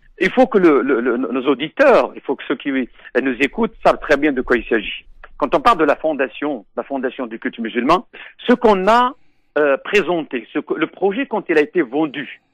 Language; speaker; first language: French; non-native, local second language; Arabic